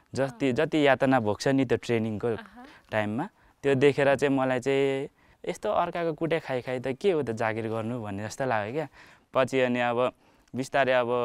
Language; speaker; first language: Nepali; native; Nepali